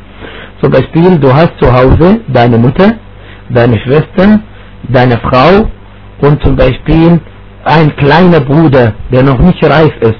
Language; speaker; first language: German; non-native, fluent; Arabic